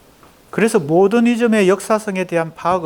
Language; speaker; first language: Korean; native; Korean